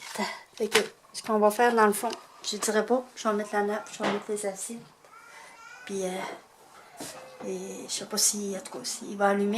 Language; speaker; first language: French; native; French